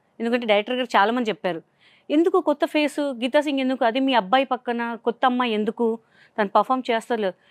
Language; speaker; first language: Telugu; non-native, local second language; Hindi